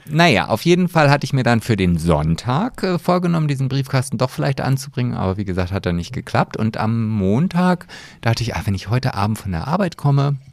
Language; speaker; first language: German; early bilingual, other home language; Polish